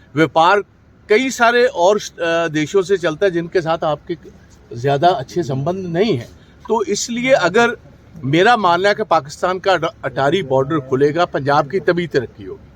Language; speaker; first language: Hindi; non-native, local second language; Punjabi